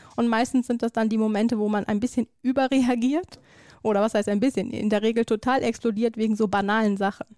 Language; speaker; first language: German; early bilingual, other home language; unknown